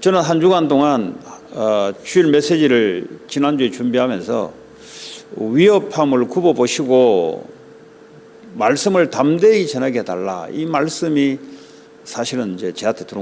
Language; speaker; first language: Korean; native; Korean